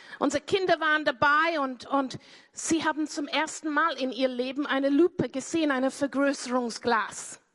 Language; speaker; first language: German; non-native, fluent; English